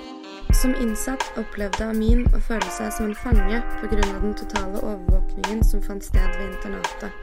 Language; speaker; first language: Norwegian; native; Norwegian